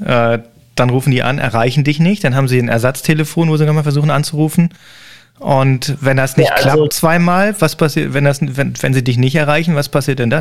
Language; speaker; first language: German; native; German